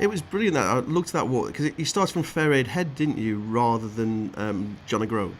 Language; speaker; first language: English; native; English